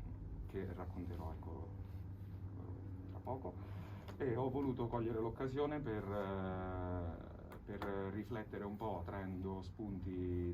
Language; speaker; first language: Italian; native; Italian